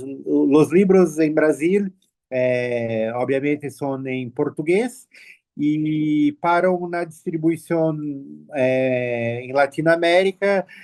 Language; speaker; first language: Spanish; non-native, learner; Portuguese